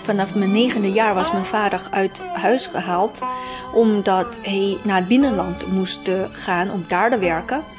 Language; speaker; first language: Dutch; non-native, fluent; Chinese